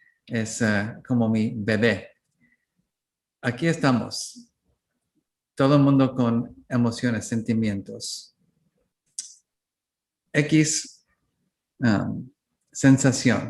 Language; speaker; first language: Spanish; non-native, learner; English